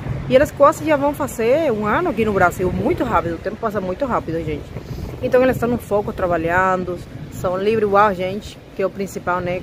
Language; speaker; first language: Portuguese; non-native, fluent; Spanish